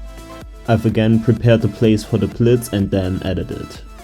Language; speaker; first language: English; non-native, fluent; German